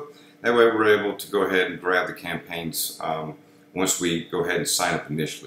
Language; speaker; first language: English; native; English